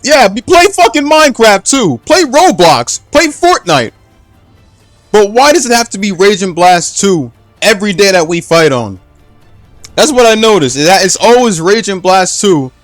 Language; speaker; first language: English; native; English